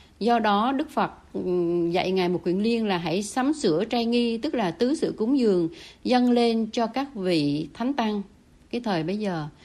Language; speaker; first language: Vietnamese; native; Vietnamese